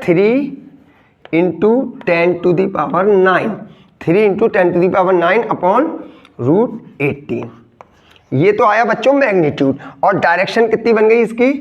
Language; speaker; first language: Hindi; native; Hindi